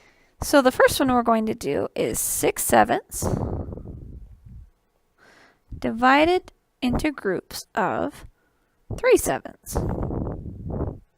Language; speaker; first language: English; native; English